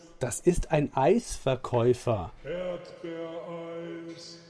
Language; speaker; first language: German; native; German